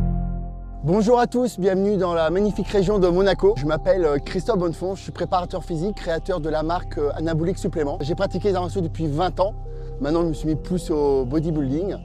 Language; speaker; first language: French; native; French